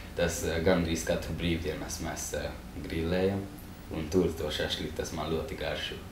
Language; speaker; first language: Latvian; non-native, learner; Hungarian